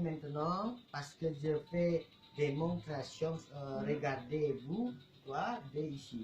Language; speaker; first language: French; non-native, learner; Indonesian